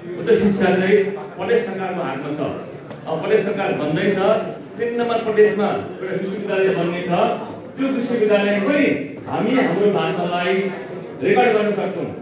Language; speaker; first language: Nepali; non-native, local second language; Eastern Tamang